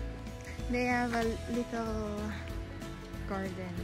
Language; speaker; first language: English; non-native, local second language; Filipino